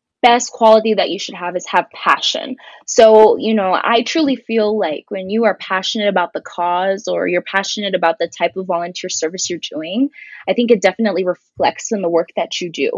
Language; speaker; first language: English; native; English